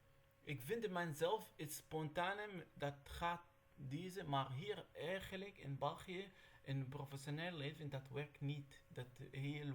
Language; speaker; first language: Dutch; non-native, learner; Arabic